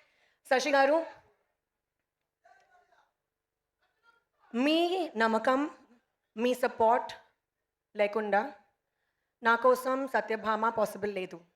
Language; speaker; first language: Telugu; non-native, learner; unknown